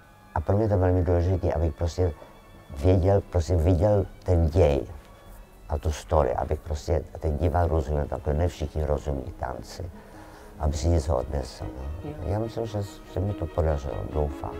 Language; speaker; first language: Czech; non-native, fluent; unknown